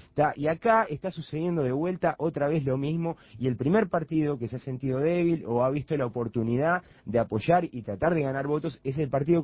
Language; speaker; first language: Spanish; native; Spanish